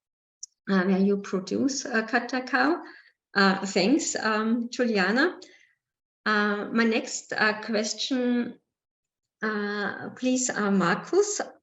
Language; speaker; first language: English; non-native, learner; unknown